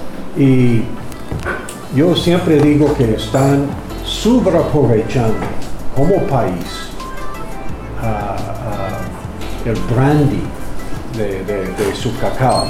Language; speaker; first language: Spanish; non-native, learner; English